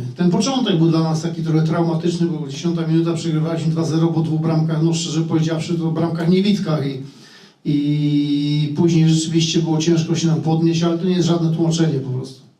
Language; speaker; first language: Polish; native; Polish